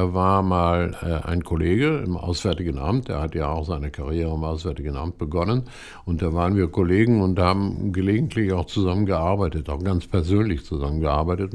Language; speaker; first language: German; non-native, fluent; Hebrew